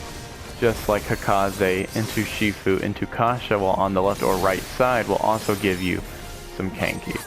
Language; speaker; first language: English; native; English